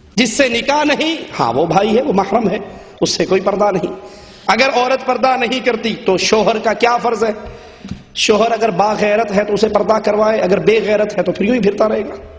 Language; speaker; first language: Urdu; non-native, local second language; Punjabi